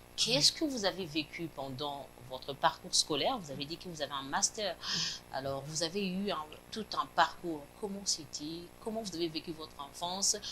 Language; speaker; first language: French; non-native, local second language; Lingala